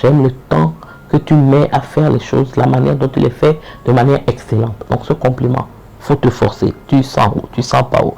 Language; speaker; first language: French; native; French